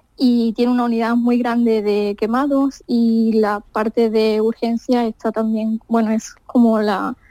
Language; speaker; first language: Spanish; native; Spanish